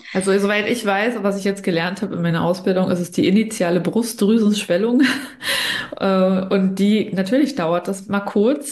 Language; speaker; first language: German; native; German